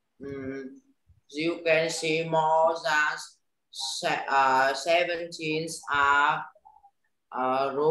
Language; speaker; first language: English; non-native, learner; Vietnamese